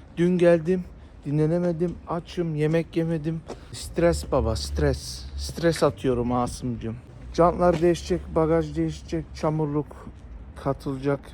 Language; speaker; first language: Turkish; early bilingual, heritage; Turkish